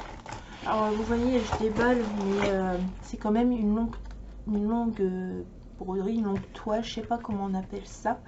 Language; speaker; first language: French; native; French